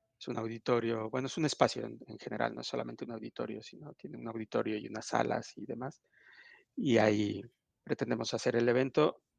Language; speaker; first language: Spanish; native; Spanish